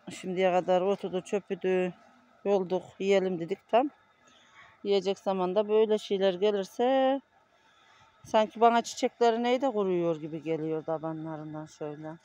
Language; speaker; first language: Turkish; native; Turkish